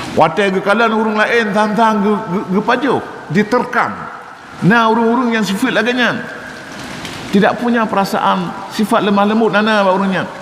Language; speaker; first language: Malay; non-native, local second language; Achinese